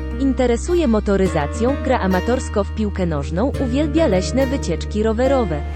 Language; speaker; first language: Polish; native; Polish